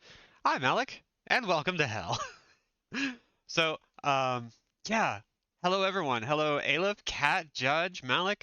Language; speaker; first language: English; native; English